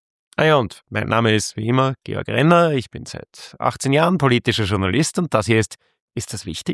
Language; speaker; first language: German; native; German